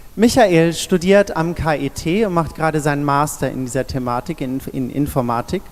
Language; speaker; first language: German; native; German